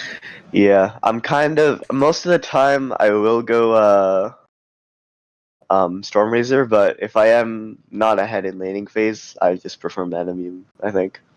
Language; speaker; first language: English; native; English